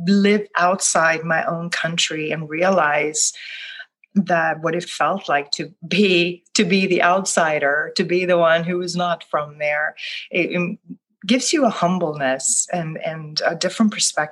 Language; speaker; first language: English; non-native, fluent; Swedish